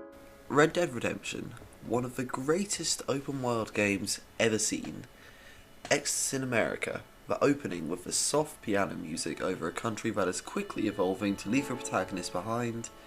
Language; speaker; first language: English; native; English